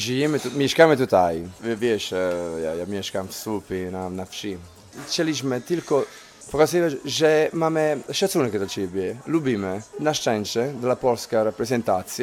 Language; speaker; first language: Polish; non-native, learner; Italian